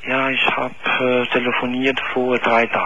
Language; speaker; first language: German; non-native, learner; Albanian